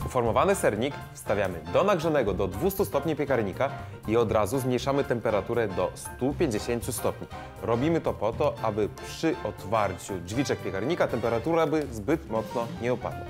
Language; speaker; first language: Polish; native; Polish